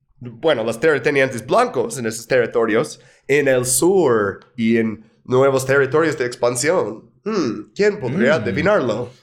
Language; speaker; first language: Spanish; non-native, fluent; English